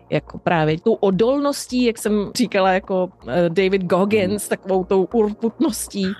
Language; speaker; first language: Czech; native; Czech